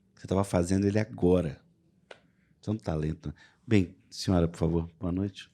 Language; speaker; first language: Portuguese; native; Portuguese